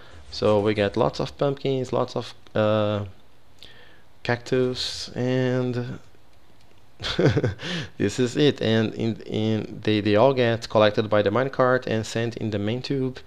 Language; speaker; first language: English; non-native, fluent; Portuguese